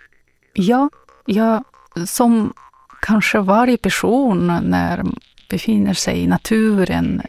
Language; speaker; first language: Swedish; non-native, learner; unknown